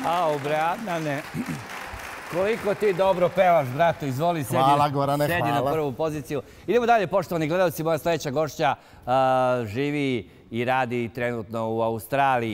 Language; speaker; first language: Serbian; native; Serbian